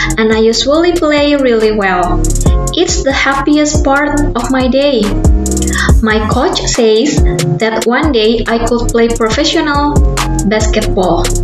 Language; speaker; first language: English; non-native, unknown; Indonesian